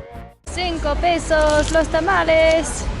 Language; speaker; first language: Spanish; non-native, learner; English